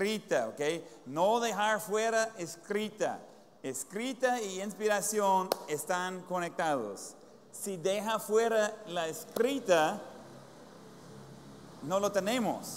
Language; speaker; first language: Spanish; non-native, fluent; English